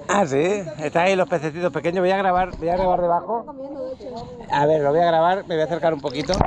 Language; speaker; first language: Spanish; native; Spanish